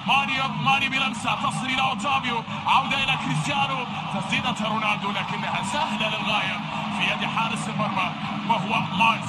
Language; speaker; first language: Arabic; native; Arabic